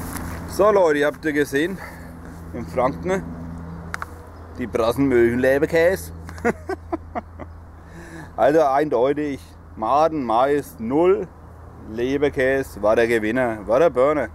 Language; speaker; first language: German; native; German